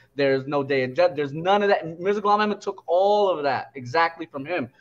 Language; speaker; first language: English; native; English